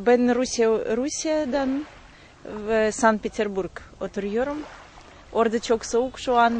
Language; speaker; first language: Turkish; non-native, learner; Russian